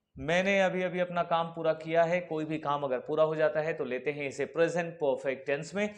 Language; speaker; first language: Hindi; native; Hindi